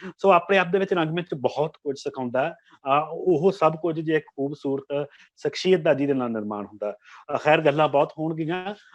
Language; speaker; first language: Punjabi; native; Punjabi